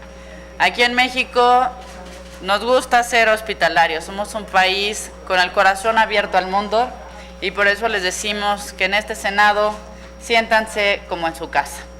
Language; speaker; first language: Spanish; native; Spanish